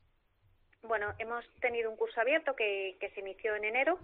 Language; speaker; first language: Spanish; native; Spanish